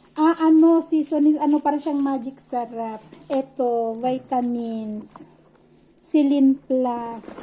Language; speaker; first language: Filipino; native; Filipino